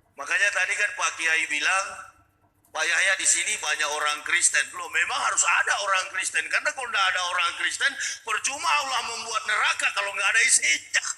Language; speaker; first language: Indonesian; native; Indonesian